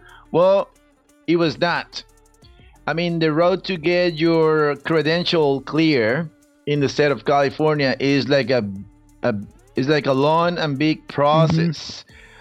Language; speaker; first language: English; non-native, fluent; Spanish